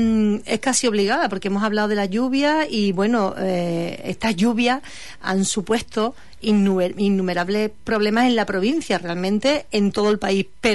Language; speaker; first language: Spanish; native; Spanish